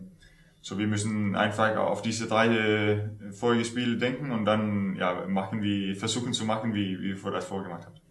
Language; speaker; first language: German; non-native, learner; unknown